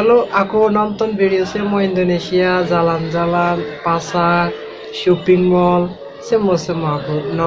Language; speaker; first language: Indonesian; non-native, learner; Bangla